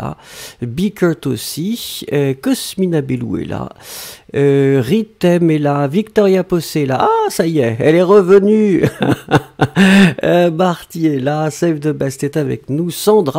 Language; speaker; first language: French; native; French